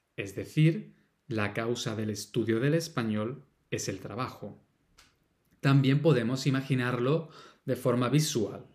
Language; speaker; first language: Spanish; native; Spanish